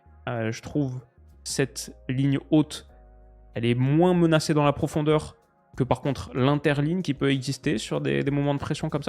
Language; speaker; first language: French; native; French